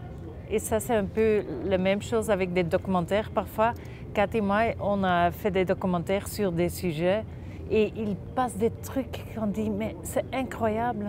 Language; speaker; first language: French; non-native, local second language; Dutch